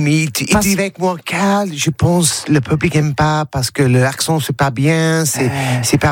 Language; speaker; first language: French; non-native, learner; English